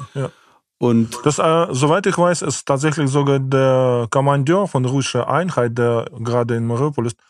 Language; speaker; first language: German; non-native, fluent; Ukrainian